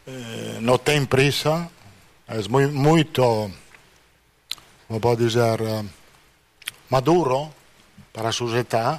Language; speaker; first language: Portuguese; non-native, fluent; Italian